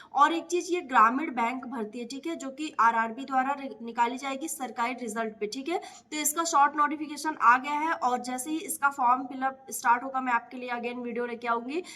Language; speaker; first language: Hindi; native; Hindi